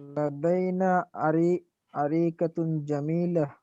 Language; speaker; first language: Arabic; non-native, learner; Urdu